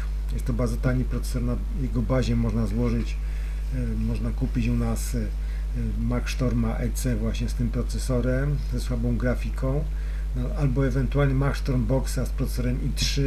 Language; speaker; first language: Polish; native; Polish